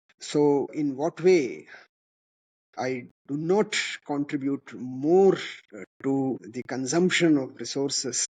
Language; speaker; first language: English; non-native, local second language; Kannada